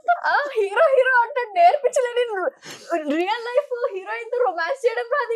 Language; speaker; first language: Telugu; native; Telugu